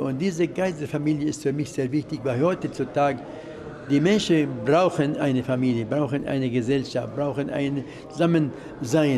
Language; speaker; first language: German; non-native, fluent; Arabic